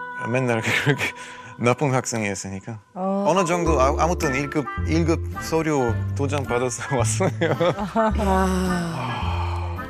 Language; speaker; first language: Korean; non-native, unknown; Bulgarian